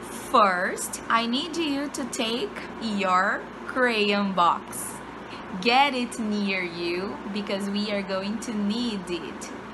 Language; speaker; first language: English; non-native, fluent; Portuguese